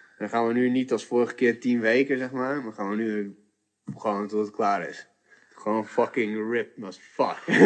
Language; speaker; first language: Dutch; early bilingual, other home language; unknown